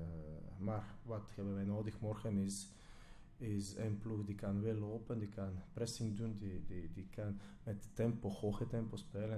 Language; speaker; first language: Dutch; non-native, fluent; Croatian